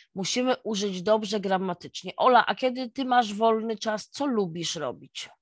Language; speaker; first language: Polish; native; Polish